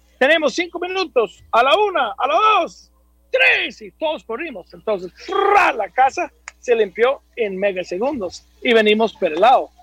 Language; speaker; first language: Spanish; non-native, fluent; English